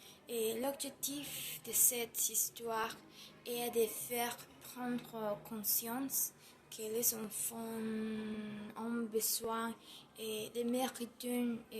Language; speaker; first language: French; non-native, learner; Spanish